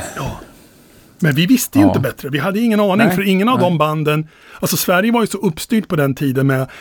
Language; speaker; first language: Swedish; native; Swedish